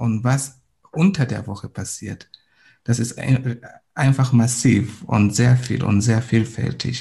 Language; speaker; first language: German; non-native, fluent; Swahili